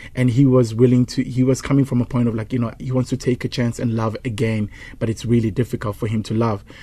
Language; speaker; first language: English; non-native, local second language; Zulu